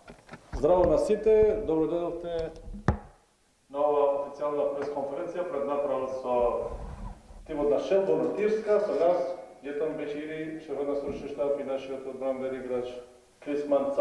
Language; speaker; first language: Macedonian; non-native, local second language; Albanian